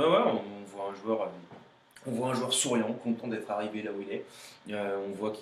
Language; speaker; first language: French; native; French